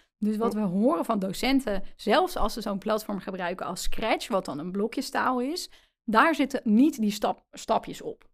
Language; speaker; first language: Dutch; native; Dutch